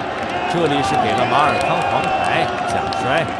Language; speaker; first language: Chinese; native; Chinese